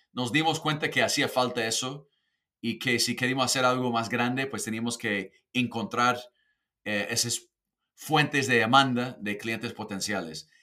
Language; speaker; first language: Spanish; non-native, fluent; English